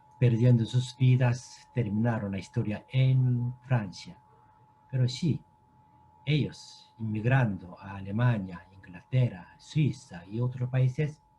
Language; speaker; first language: Spanish; non-native, fluent; Korean